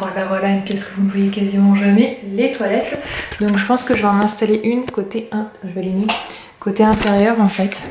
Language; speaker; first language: French; native; French